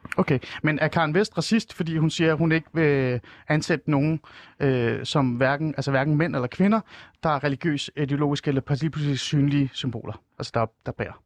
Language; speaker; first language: Danish; early bilingual, other home language; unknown